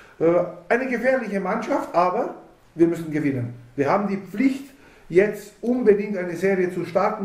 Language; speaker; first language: German; native; German